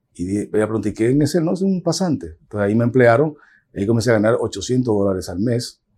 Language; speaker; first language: Spanish; native; Spanish